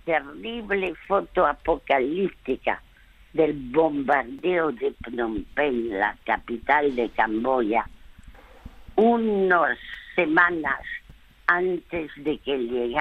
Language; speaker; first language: Spanish; early bilingual, other home language; French